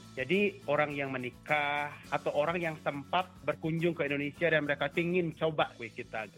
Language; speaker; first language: Indonesian; native; Indonesian